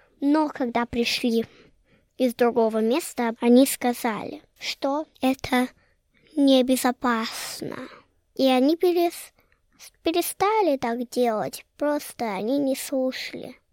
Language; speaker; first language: Russian; early bilingual, heritage; Russian